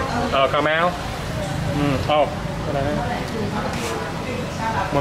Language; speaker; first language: Vietnamese; non-native, learner; English